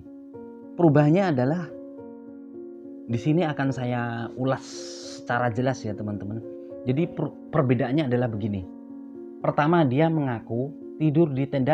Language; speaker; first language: Indonesian; native; Indonesian